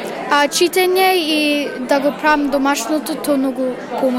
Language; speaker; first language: Macedonian; early bilingual, heritage; Macedonian